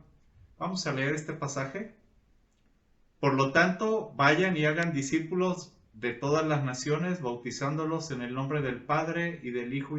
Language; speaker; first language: Spanish; native; Spanish